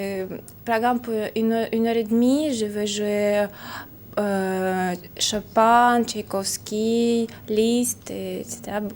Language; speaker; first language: French; non-native, learner; Russian